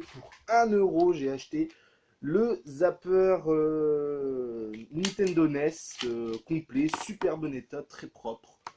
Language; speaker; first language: French; native; French